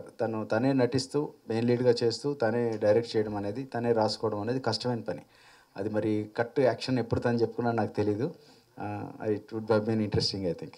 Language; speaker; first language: Telugu; native; Telugu